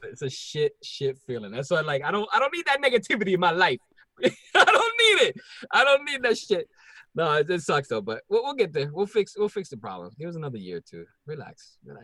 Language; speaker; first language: English; non-native, local second language; Spanish